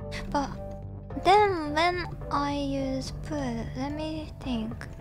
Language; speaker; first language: English; non-native, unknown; Japanese